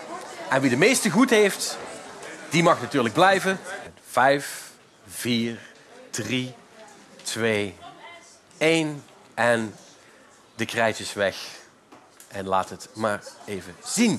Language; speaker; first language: Dutch; native; Dutch